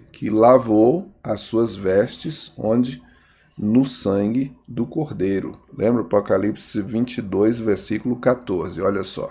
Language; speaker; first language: Portuguese; native; Portuguese